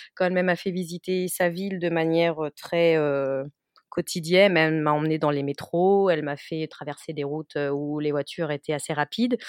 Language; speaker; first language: French; native; French